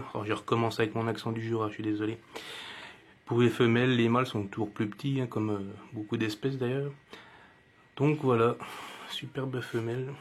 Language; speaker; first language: French; native; French